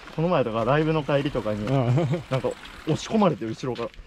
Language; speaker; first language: Japanese; native; Japanese